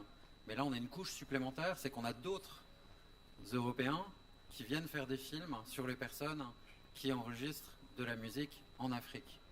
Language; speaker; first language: French; native; French